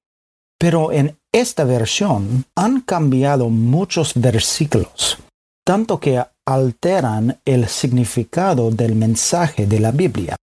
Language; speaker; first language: Spanish; non-native, fluent; English